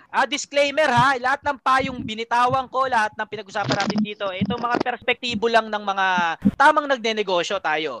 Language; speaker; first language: Filipino; native; Filipino